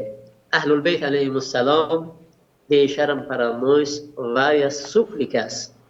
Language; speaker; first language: Portuguese; non-native, learner; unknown